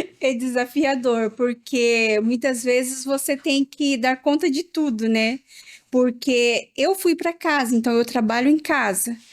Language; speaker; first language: Portuguese; native; Portuguese